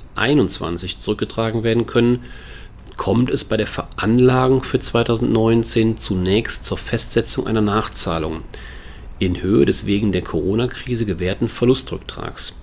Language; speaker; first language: German; native; German